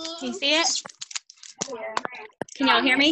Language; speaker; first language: English; native; English